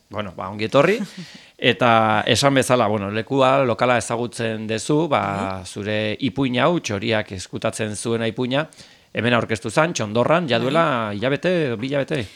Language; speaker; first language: Basque; native; Basque